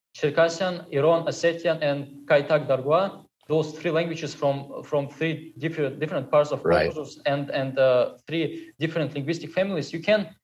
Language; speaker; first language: English; non-native, fluent; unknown